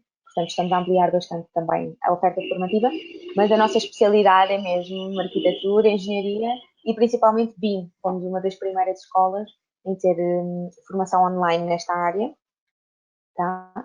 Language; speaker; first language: Portuguese; native; Portuguese